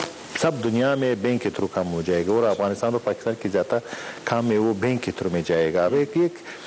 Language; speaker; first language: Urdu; non-native, learner; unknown